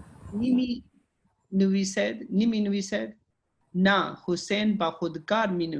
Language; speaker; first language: Persian; non-native, learner; Urdu